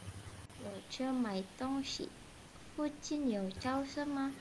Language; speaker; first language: Chinese; non-native, learner; Indonesian